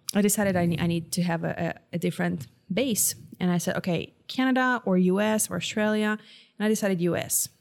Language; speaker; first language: English; non-native, fluent; Hebrew